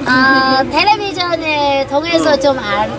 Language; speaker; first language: Korean; non-native, learner; Vietnamese